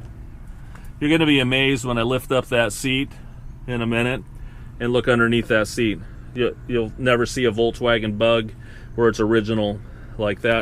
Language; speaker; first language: English; native; English